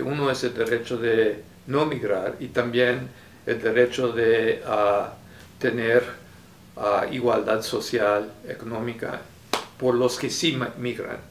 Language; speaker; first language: Spanish; non-native, fluent; English